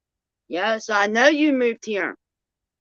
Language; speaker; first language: English; native; English